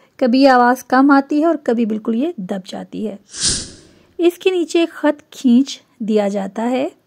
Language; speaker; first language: Urdu; native; Urdu